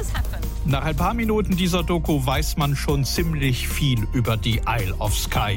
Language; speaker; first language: German; native; German